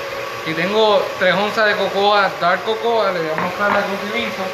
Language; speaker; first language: Spanish; native; Spanish